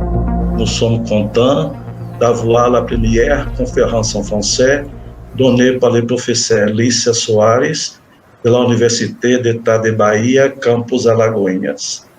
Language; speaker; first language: French; non-native, fluent; Portuguese